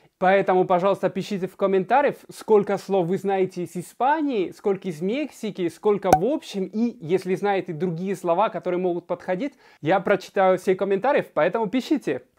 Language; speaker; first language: Russian; non-native, fluent; Spanish